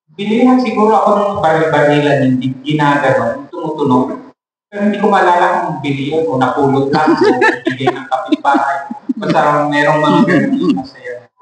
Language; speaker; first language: Filipino; native; Filipino